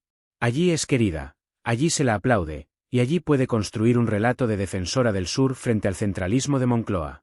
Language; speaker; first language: Spanish; native; Spanish